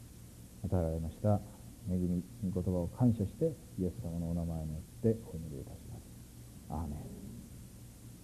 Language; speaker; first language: Japanese; native; Japanese